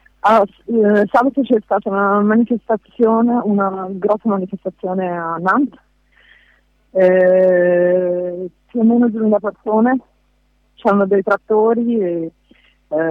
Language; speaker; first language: Italian; non-native, fluent; French